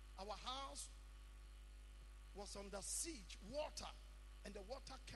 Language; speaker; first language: English; non-native, local second language; Akan